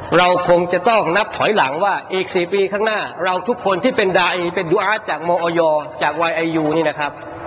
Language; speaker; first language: Thai; non-native, local second language; Pattani Malay